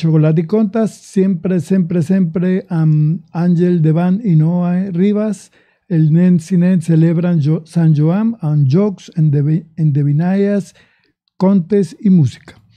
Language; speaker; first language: Catalan; non-native, learner; Spanish